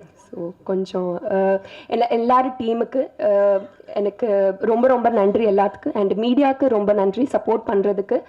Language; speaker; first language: Tamil; non-native, learner; Telugu